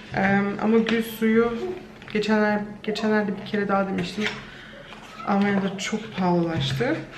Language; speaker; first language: Turkish; early bilingual, heritage; Turkish